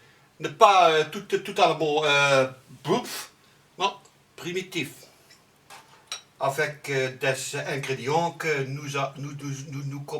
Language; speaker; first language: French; non-native, learner; Dutch